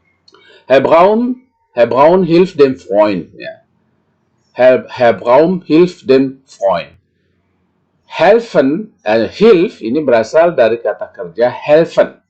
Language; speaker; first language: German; non-native, fluent; Indonesian